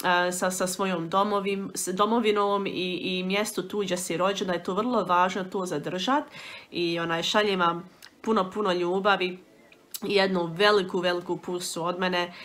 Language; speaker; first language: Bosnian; early bilingual, heritage; Bosnian